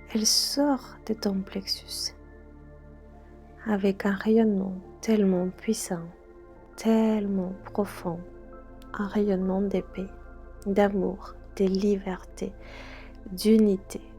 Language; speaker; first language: French; non-native, fluent; Spanish